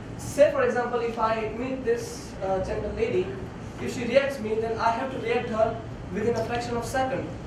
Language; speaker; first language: English; non-native, local second language; Gujarati